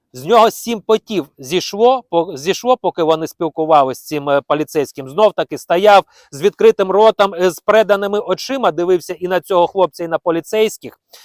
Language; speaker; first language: Ukrainian; non-native, local second language; Russian